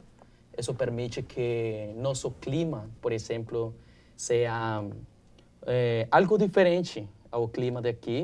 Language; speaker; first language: Portuguese; non-native, learner; Spanish